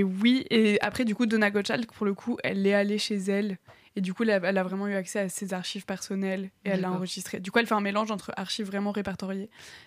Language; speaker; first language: French; native; French